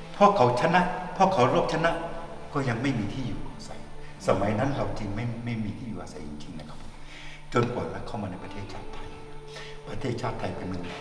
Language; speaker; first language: Thai; non-native, fluent; Chinese